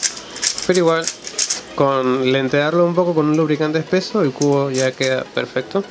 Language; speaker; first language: Spanish; native; Spanish